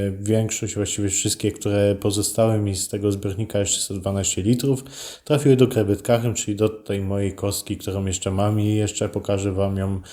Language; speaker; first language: Polish; native; Polish